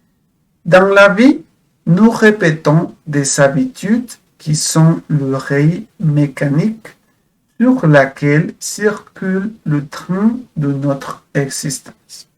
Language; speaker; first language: French; non-native, fluent; Spanish